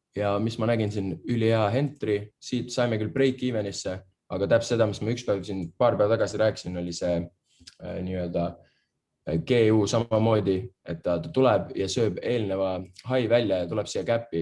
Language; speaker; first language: Estonian; native; Estonian